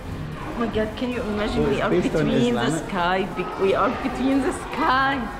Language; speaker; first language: English; non-native, fluent; Arabic